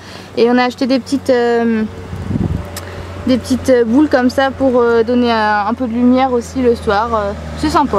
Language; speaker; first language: French; native; French